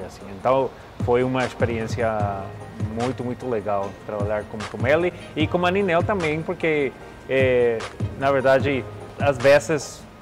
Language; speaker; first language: Portuguese; non-native, learner; Spanish